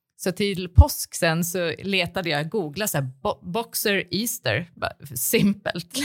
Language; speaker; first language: Swedish; native; Swedish